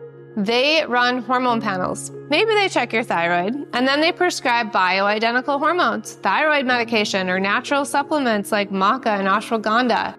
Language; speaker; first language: English; native; English